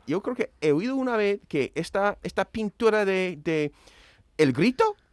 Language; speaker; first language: Spanish; non-native, fluent; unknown